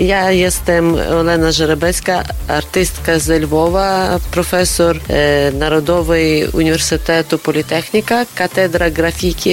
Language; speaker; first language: Polish; non-native, learner; Ukrainian